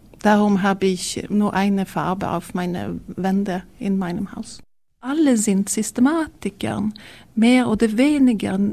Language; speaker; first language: German; non-native, learner; Swedish